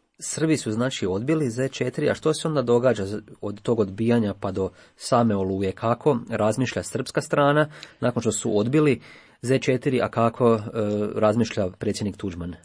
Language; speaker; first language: Croatian; native; Croatian